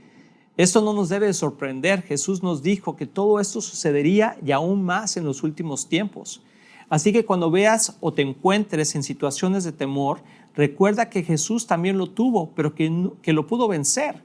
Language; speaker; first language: Spanish; native; Spanish